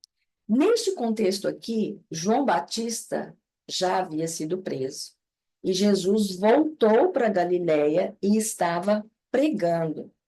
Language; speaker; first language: Portuguese; native; Portuguese